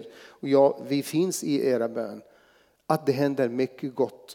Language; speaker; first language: Swedish; non-native, fluent; Arabic